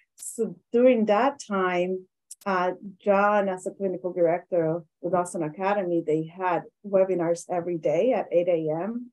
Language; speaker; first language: English; non-native, fluent; Spanish